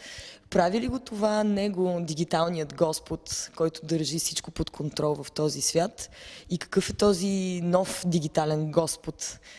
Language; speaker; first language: Bulgarian; native; Bulgarian